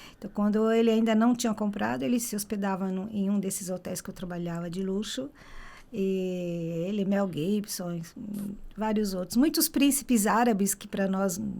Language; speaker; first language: Portuguese; early bilingual, other home language; Italian